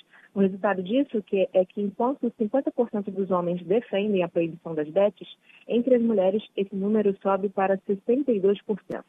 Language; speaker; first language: Portuguese; native; Portuguese